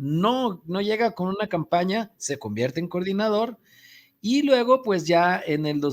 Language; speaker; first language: Spanish; native; Spanish